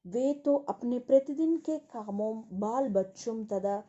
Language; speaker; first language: Hindi; non-native, local second language; Telugu